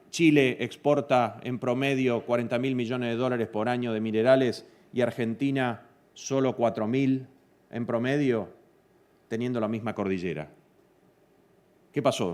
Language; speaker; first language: Spanish; native; Spanish